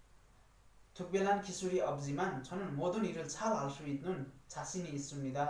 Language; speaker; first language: Korean; non-native, learner; Nepali